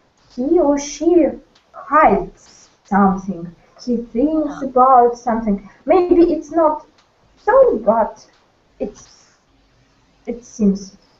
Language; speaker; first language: English; non-native, learner; Russian